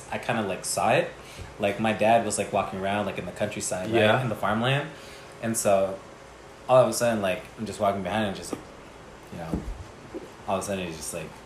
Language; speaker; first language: English; native; English